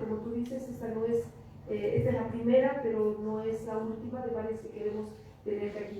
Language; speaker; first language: Spanish; native; Spanish